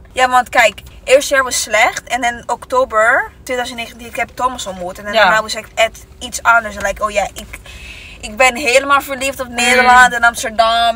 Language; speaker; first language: Dutch; non-native, learner; Italian